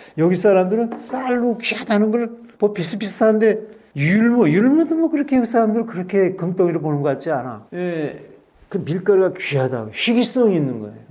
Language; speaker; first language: Korean; native; Korean